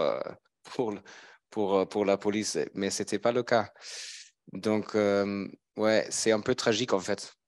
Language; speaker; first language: French; non-native, fluent; German